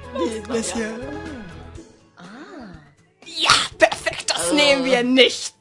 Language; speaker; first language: German; native; German